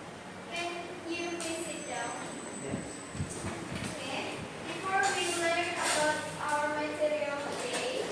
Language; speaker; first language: English; non-native, learner; Indonesian